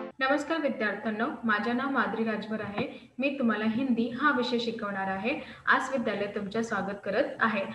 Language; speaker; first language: Marathi; non-native, local second language; Hindi